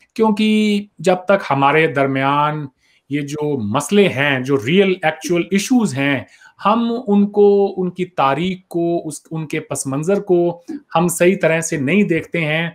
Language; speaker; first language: Hindi; native; Hindi